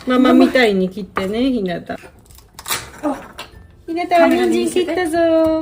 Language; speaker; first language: Japanese; non-native, learner; Georgian